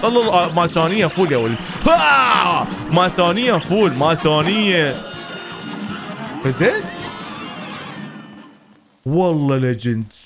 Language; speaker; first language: Arabic; native; Arabic